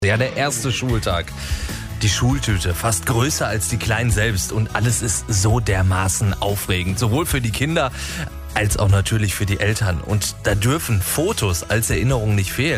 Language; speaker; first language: German; native; German